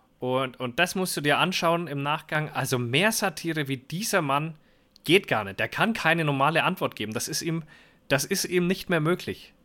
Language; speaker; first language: German; native; German